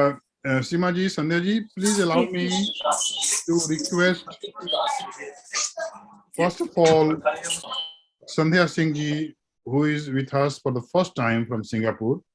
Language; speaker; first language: Hindi; native; Hindi